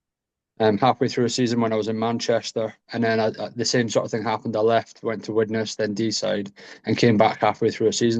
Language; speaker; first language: English; native; English